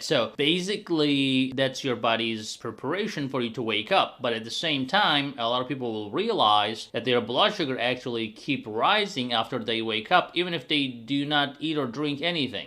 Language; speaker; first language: English; non-native, fluent; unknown